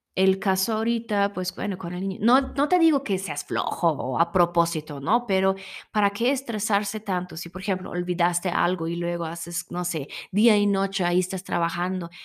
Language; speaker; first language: Spanish; non-native, fluent; German